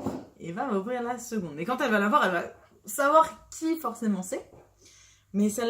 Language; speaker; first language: French; native; French